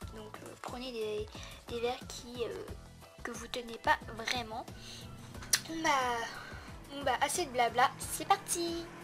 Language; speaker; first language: French; native; French